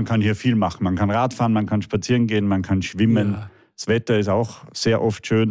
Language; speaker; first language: German; native; German